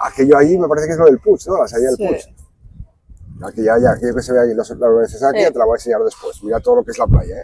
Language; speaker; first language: Spanish; native; Spanish